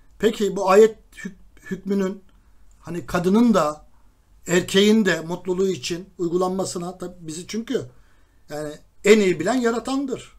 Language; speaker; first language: Turkish; native; Turkish